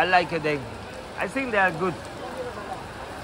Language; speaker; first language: English; non-native, learner; Spanish